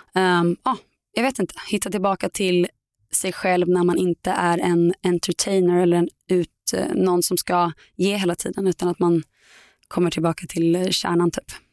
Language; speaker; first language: Swedish; native; Swedish